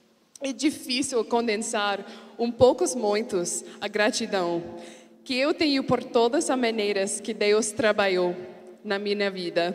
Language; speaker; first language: Portuguese; non-native, learner; English